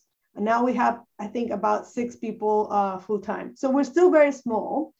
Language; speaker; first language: English; non-native, fluent; Spanish